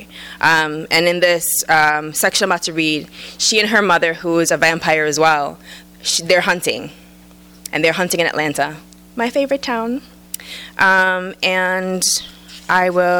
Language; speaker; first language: English; early bilingual, other home language; Jamaican Creole English